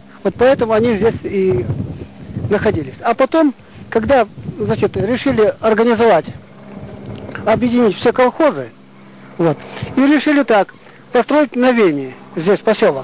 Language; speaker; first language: Russian; non-native, local second language; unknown